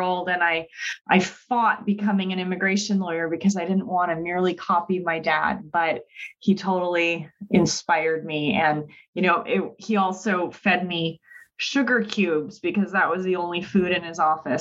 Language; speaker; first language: English; native; English